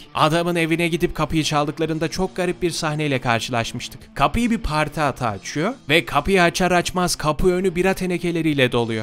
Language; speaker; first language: Turkish; native; Turkish